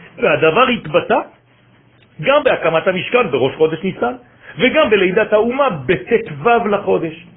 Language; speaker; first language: Hebrew; non-native, fluent; French